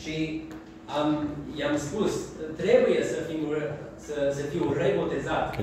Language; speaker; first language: Romanian; non-native, learner; English